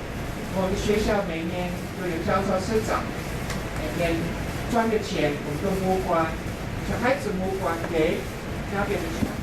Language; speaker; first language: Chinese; non-native, fluent; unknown